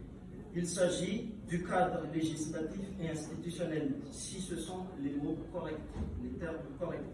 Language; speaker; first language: French; non-native, local second language; Malagasy